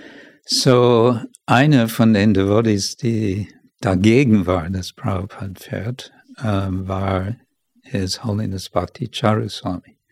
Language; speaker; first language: German; non-native, fluent; English